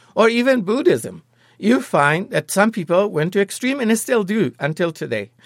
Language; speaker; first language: English; non-native, fluent; Persian